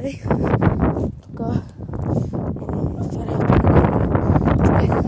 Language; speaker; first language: Bulgarian; native; Bulgarian